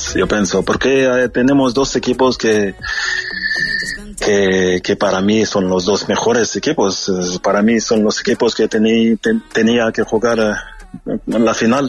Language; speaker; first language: Spanish; non-native, fluent; French